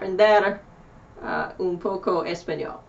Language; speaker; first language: Spanish; non-native, learner; English